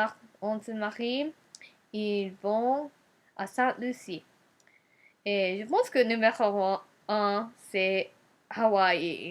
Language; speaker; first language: French; non-native, learner; Japanese